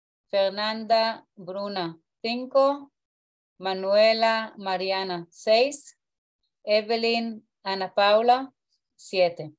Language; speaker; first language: Portuguese; early bilingual, heritage; Hebrew